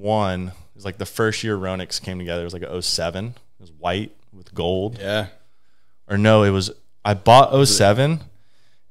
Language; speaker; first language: English; native; English